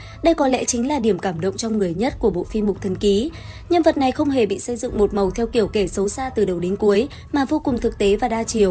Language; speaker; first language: Vietnamese; native; Vietnamese